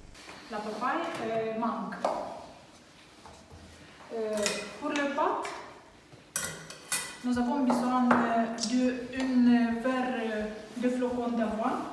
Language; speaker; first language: French; non-native, learner; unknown